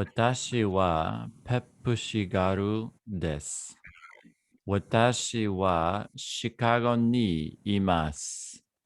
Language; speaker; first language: Japanese; non-native, learner; English